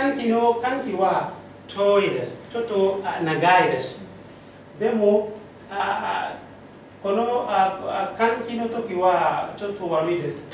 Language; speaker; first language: Japanese; non-native, learner; Mossi